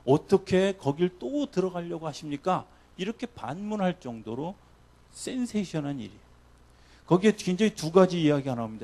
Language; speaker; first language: Korean; native; Korean